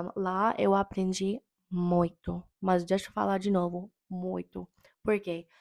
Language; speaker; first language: Portuguese; non-native, fluent; English